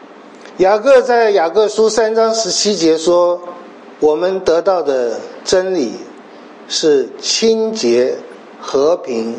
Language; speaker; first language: Chinese; native; Chinese